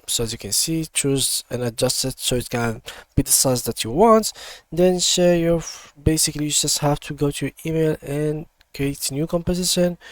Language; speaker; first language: English; non-native, fluent; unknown